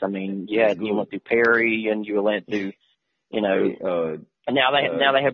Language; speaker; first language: English; native; English